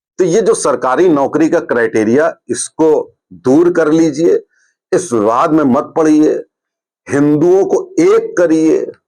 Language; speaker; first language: Hindi; native; Hindi